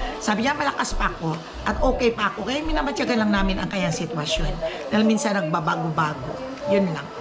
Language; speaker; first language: Filipino; non-native, local second language; Cebuano